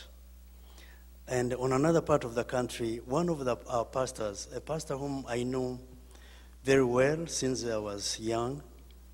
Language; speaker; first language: English; non-native, local second language; Kinyarwanda